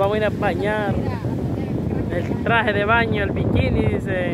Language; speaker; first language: Spanish; native; Spanish